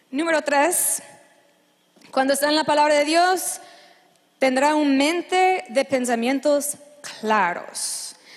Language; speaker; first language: Spanish; non-native, fluent; English